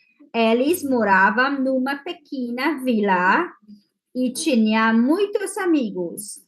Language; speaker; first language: Portuguese; non-native, fluent; English